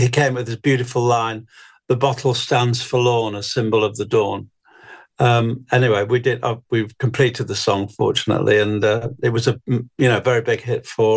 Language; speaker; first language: English; native; English